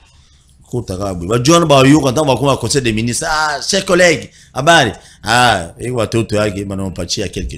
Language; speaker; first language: French; non-native, local second language; Lingala